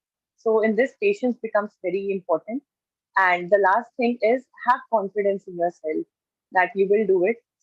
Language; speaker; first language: English; non-native, local second language; Hindi